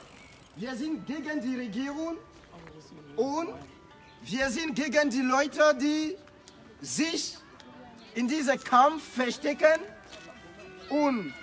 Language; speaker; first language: German; non-native, fluent; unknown